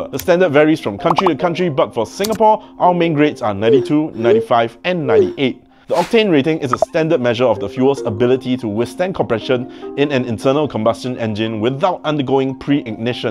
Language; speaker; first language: English; native; English